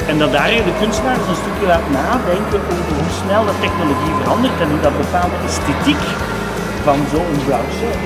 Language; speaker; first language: Dutch; native; Dutch